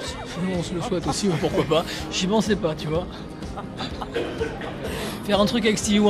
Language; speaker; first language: French; native; French